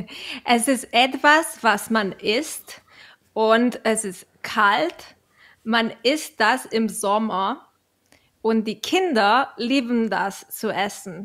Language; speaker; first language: German; non-native, fluent; Catalan